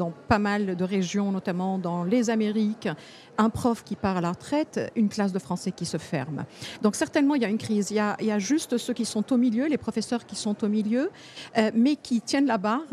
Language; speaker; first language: French; non-native, local second language; Arabic